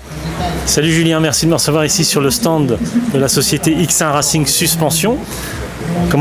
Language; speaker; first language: French; native; French